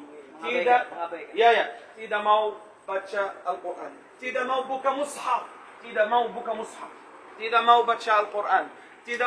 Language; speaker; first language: Indonesian; non-native, learner; Arabic